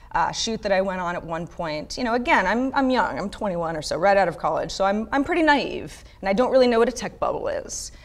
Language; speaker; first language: English; native; English